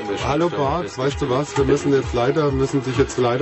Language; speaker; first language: German; native; German